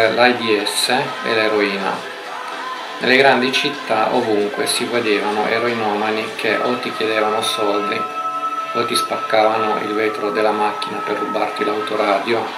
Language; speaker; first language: Italian; native; Italian